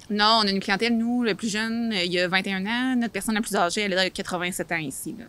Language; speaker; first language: French; native; French